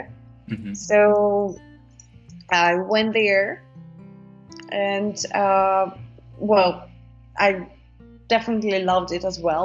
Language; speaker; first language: English; non-native, fluent; Russian